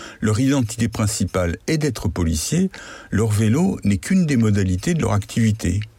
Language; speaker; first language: French; native; French